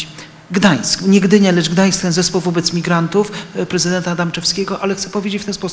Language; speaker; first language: Polish; native; Polish